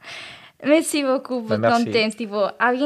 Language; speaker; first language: French; non-native, learner; Spanish